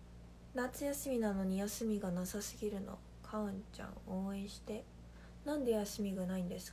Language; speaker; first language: Japanese; non-native, fluent; Korean